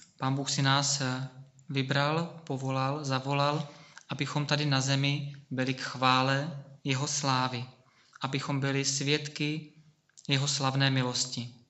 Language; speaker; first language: Czech; native; Czech